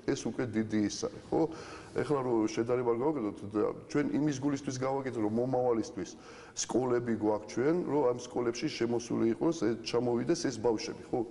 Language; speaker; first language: Georgian; non-native, local second language; Ossetic